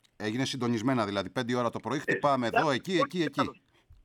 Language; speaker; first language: Greek; native; Greek